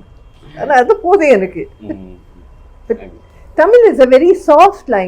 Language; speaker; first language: Tamil; non-native, local second language; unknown